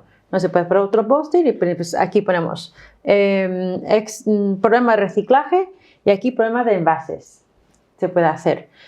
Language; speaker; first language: Spanish; non-native, fluent; English